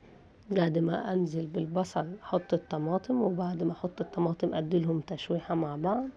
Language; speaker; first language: Arabic; native; Arabic